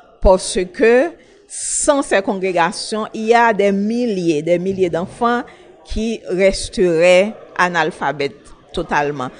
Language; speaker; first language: French; non-native, local second language; Haitian Creole